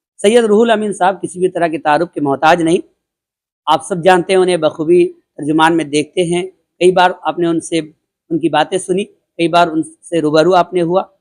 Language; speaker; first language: Urdu; native; Urdu